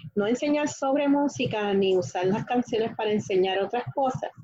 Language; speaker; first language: Spanish; native; Spanish